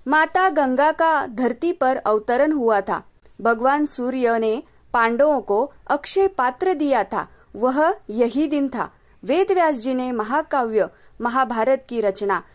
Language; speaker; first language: Hindi; non-native, local second language; Marathi